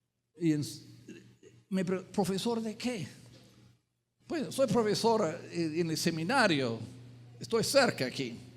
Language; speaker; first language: Spanish; non-native, fluent; English